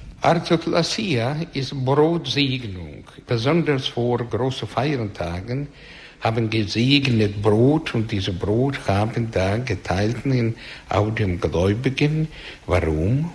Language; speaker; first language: German; non-native, learner; Russian